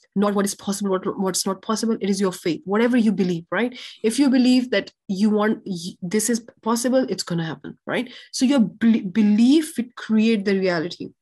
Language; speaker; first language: English; non-native, local second language; Urdu